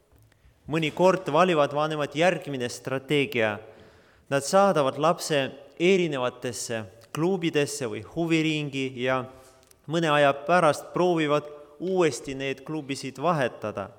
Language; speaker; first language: Estonian; non-native, local second language; Russian